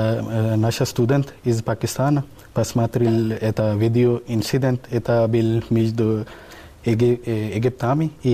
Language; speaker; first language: Russian; non-native, learner; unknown